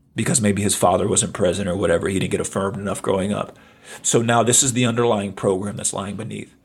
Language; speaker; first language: English; native; English